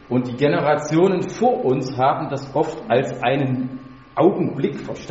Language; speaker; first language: German; native; German